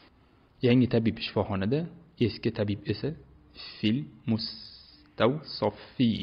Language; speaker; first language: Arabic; non-native, fluent; Uzbek